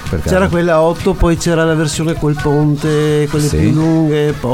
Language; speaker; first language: Italian; native; Italian